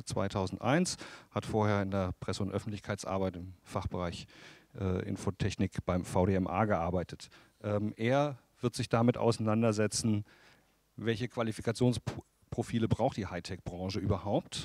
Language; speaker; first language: German; native; German